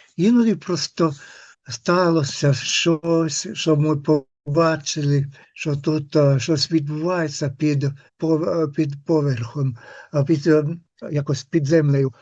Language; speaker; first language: Ukrainian; non-native, fluent; Finnish